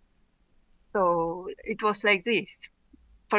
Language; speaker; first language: English; non-native, learner; Russian